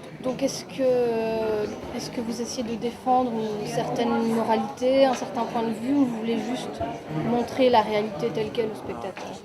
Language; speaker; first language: French; native; French